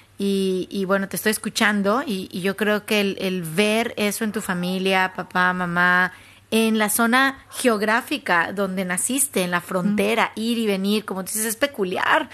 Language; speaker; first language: Spanish; native; Spanish